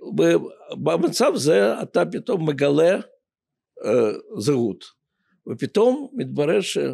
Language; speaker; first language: Hebrew; non-native, fluent; Russian